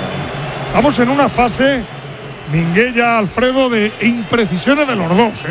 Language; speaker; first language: Spanish; native; Spanish